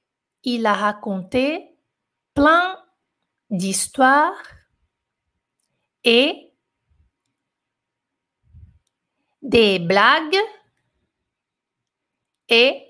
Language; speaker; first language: French; non-native, fluent; Portuguese